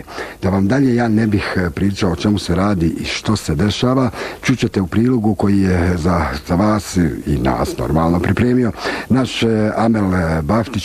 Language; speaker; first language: Bosnian; native; Bosnian